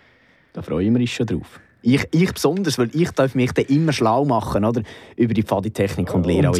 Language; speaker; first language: German; native; German